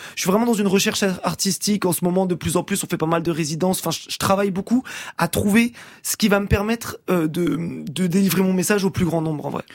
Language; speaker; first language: French; native; French